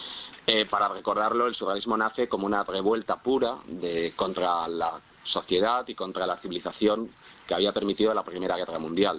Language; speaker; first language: Spanish; native; Spanish